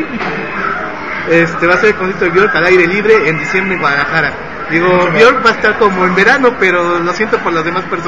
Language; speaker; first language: Spanish; native; Spanish